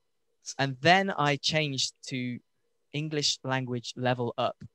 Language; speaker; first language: English; native; English